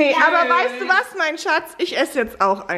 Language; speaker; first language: German; native; German